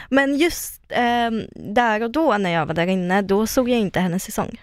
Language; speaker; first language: Swedish; non-native, fluent; Russian